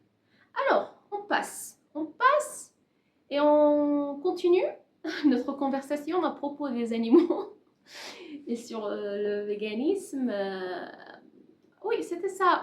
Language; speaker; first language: French; non-native, learner; Persian